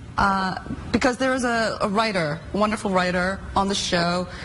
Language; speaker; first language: English; early bilingual, other home language; Korean